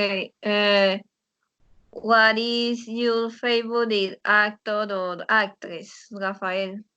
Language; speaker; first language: English; non-native, learner; Spanish